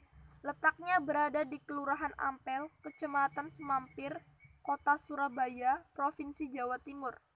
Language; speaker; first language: Indonesian; native; Indonesian